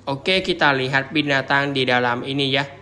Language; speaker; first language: Indonesian; non-native, learner; Vietnamese